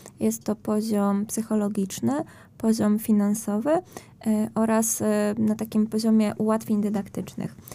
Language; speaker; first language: Polish; native; Polish